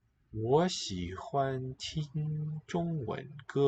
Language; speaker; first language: Chinese; non-native, learner; English